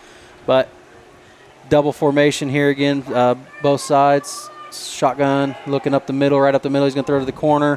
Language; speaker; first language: English; native; English